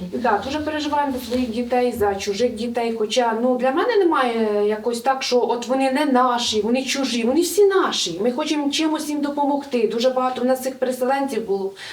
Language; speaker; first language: Ukrainian; native; Ukrainian